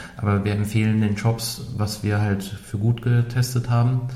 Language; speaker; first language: German; native; German